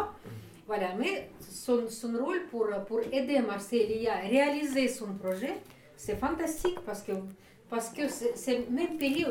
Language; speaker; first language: French; non-native, learner; Russian